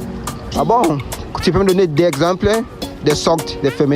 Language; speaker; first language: French; non-native, fluent; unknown